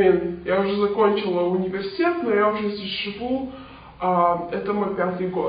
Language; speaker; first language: Russian; early bilingual, heritage; Romanian